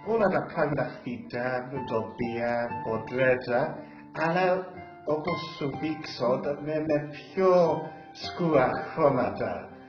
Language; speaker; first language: Greek; early bilingual, heritage; English